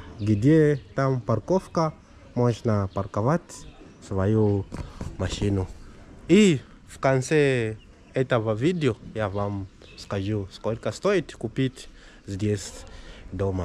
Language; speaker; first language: Russian; non-native, learner; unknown